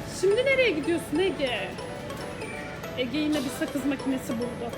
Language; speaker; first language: Turkish; native; Turkish